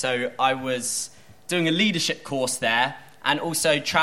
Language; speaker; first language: English; native; English